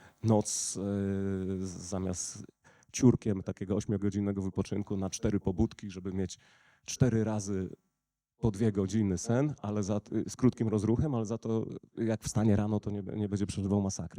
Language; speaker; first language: Polish; native; Polish